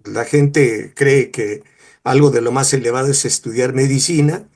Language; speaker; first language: Spanish; native; Spanish